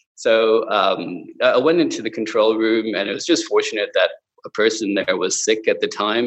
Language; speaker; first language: English; non-native, local second language; Cantonese